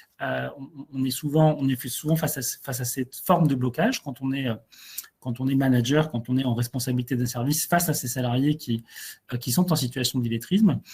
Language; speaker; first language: French; native; French